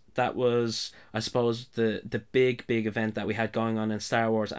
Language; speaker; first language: English; native; English